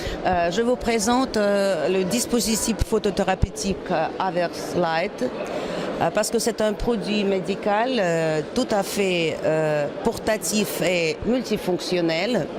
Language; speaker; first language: French; non-native, fluent; Russian